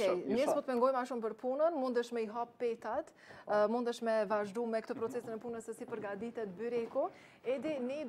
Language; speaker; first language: Albanian; native; Albanian